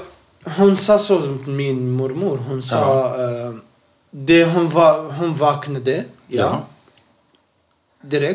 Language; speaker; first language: Swedish; non-native, local second language; Arabic